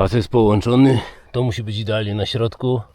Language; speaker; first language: Polish; native; Polish